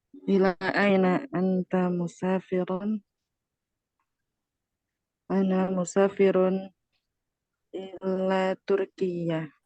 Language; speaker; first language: Arabic; non-native, learner; Indonesian